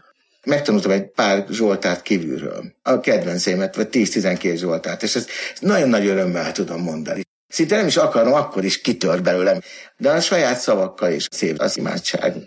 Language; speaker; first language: Hungarian; native; Hungarian